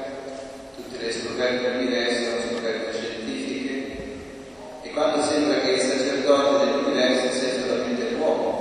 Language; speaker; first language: Italian; native; Italian